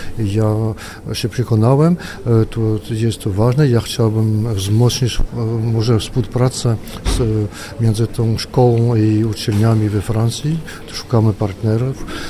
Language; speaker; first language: Polish; non-native, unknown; French